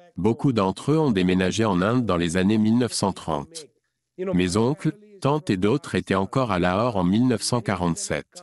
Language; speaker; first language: French; non-native, fluent; Punjabi